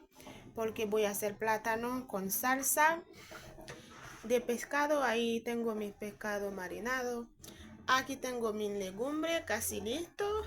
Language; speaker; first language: Spanish; non-native, fluent; Haitian Creole